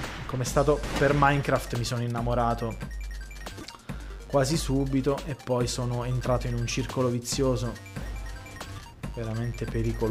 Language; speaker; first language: Italian; native; Italian